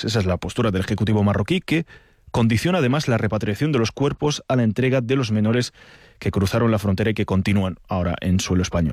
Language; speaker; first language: Spanish; native; Spanish